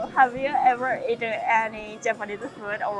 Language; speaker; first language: English; non-native, learner; Japanese